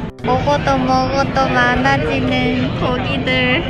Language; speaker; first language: Korean; non-native, fluent; Japanese